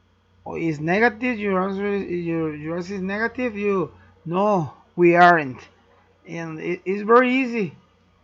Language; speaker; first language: English; non-native, learner; Spanish